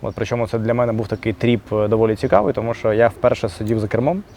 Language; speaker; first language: Ukrainian; native; Ukrainian